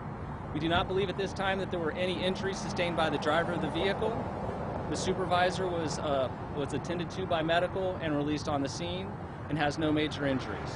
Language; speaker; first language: English; native; English